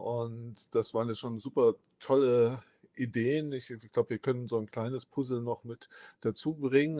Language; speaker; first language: German; native; German